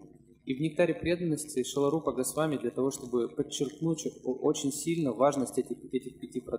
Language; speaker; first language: Russian; native; Russian